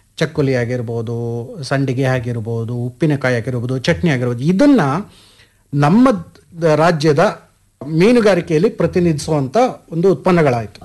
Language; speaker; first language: Kannada; native; Kannada